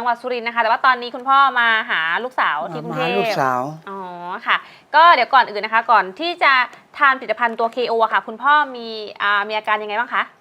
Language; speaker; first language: Thai; native; Thai